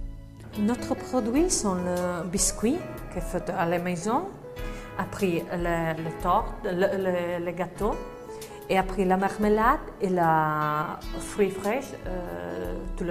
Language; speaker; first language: French; non-native, learner; Slovak